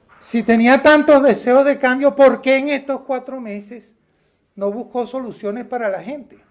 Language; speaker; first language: Spanish; native; Spanish